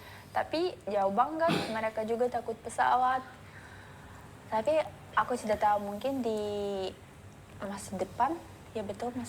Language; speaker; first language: Indonesian; non-native, learner; Russian